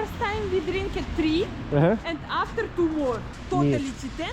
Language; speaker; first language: English; non-native, learner; Russian